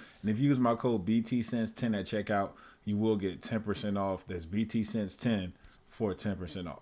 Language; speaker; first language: English; native; English